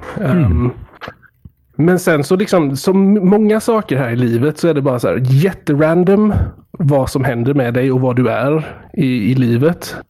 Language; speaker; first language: Swedish; native; Swedish